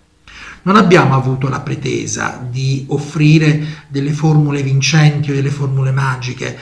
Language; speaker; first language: Italian; native; Italian